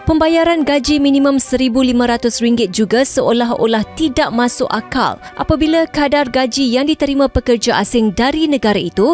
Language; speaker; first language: Malay; native; Malay